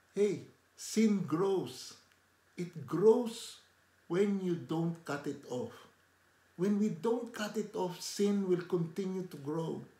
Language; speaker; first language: English; non-native, local second language; Filipino